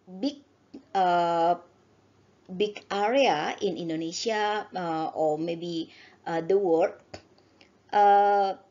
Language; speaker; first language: English; non-native, learner; Indonesian